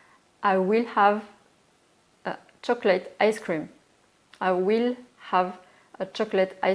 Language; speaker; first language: English; non-native, fluent; French